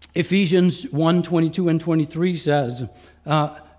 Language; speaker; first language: English; non-native, fluent; French